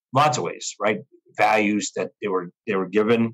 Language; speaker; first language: English; native; English